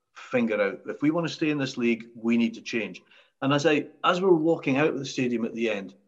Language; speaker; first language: English; native; English